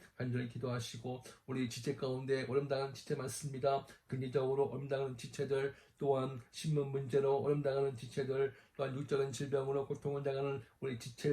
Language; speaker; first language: Korean; native; Korean